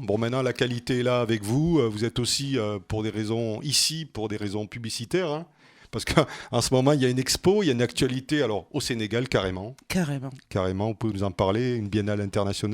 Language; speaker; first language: French; native; French